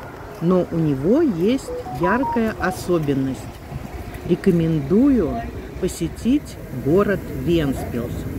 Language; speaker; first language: Russian; native; Russian